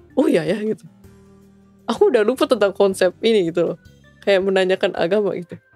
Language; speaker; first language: Indonesian; native; Indonesian